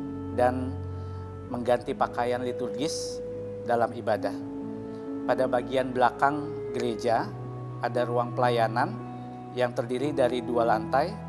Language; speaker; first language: Indonesian; native; Indonesian